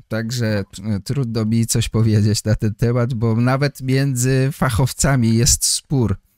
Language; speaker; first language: Polish; native; Polish